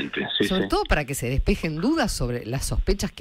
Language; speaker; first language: Spanish; native; Spanish